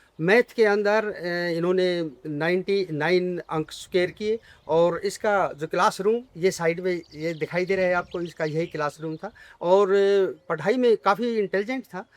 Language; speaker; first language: Hindi; native; Hindi